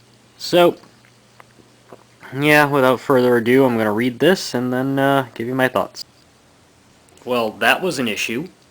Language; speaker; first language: English; native; English